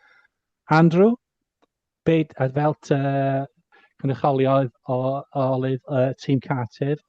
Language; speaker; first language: Welsh; non-native, fluent; English